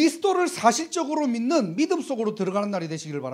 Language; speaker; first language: Korean; native; Korean